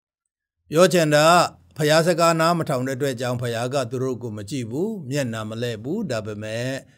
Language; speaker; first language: Burmese; non-native, local second language; Tedim Chin